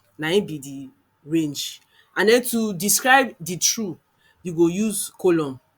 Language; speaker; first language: Nigerian Pidgin; non-native, local second language; Yoruba